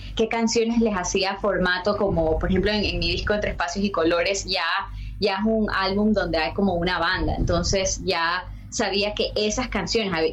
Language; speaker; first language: Spanish; early bilingual, heritage; Spanish